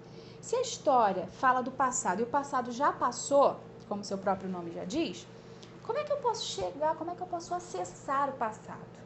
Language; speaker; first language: Portuguese; native; Portuguese